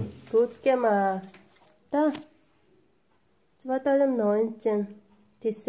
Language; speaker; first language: German; non-native, learner; Korean